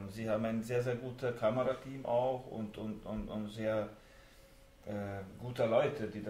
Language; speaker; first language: German; non-native, fluent; Hungarian